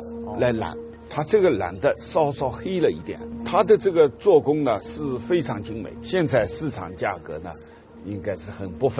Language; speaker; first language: Chinese; native; Chinese